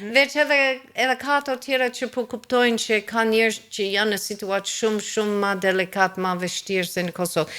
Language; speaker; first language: Albanian; non-native, fluent; English